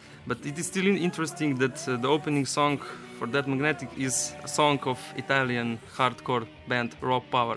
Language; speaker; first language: English; non-native, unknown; Slovenian